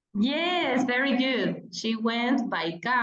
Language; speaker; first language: English; non-native, fluent; Spanish